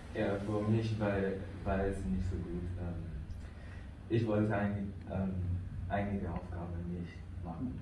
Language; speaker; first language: German; non-native, learner; Hausa